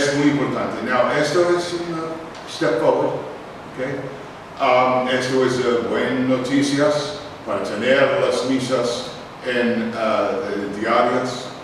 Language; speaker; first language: Spanish; non-native, learner; English